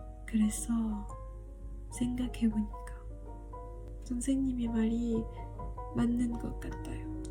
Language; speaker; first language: Korean; non-native, learner; French